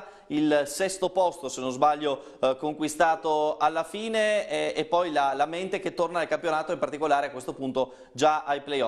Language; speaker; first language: Italian; native; Italian